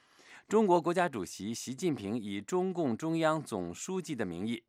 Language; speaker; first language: Chinese; native; Chinese